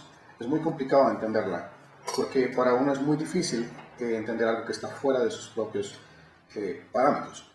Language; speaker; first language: Spanish; native; Spanish